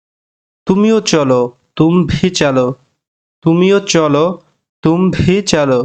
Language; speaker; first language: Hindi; non-native, learner; Bangla